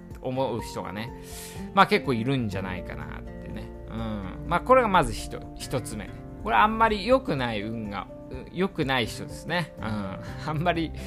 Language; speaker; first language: Japanese; native; Japanese